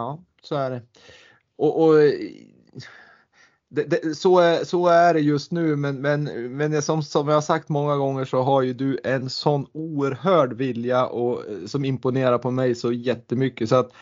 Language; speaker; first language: Swedish; native; Swedish